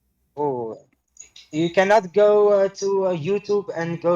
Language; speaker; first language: English; non-native, learner; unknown